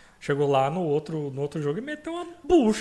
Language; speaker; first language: Portuguese; native; Portuguese